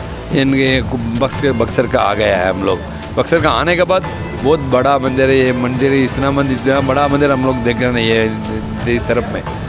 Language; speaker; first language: Hindi; non-native, local second language; Tamil